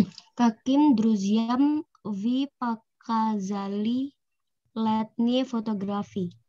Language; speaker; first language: Russian; non-native, learner; Indonesian